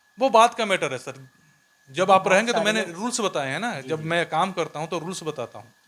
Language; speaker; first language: Hindi; native; Hindi